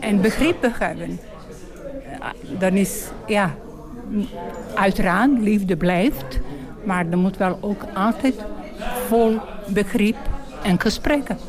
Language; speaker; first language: Dutch; non-native, learner; Bosnian